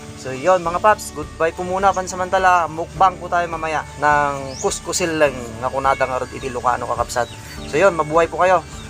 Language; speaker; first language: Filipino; non-native, local second language; Iloko